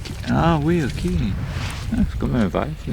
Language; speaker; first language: French; native; French